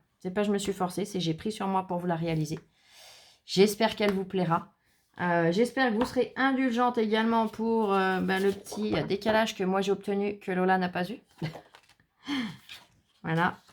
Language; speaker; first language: French; native; French